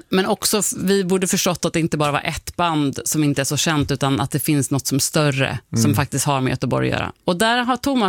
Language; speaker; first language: Swedish; native; Swedish